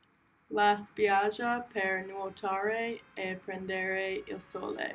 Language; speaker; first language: Italian; non-native, learner; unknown